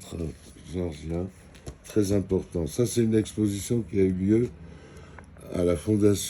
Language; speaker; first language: French; non-native, fluent; Georgian